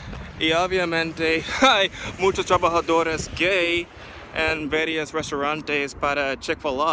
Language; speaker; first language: Spanish; non-native, learner; English